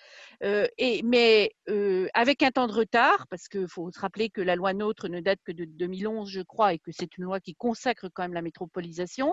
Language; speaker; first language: French; native; French